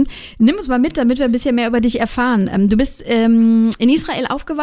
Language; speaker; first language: German; native; German